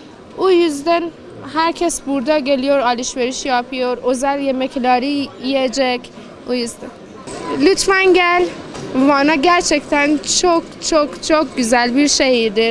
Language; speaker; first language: Turkish; non-native, learner; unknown